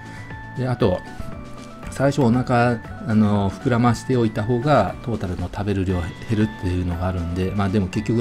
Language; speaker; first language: Japanese; native; Japanese